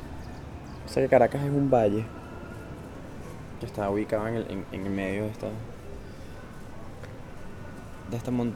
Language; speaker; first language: Spanish; native; Spanish